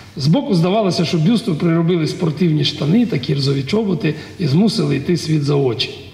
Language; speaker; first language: Ukrainian; native; Ukrainian